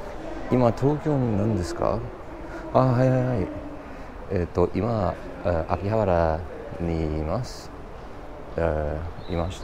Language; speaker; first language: Japanese; non-native, learner; English